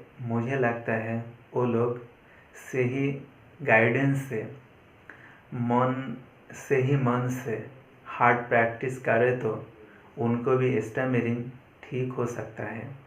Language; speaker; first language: Hindi; non-native, local second language; Bangla